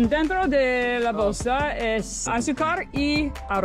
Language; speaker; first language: Spanish; non-native, learner; English